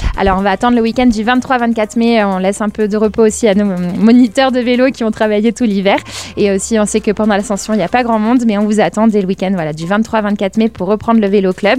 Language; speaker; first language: French; native; French